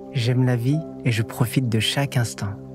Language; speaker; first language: French; native; French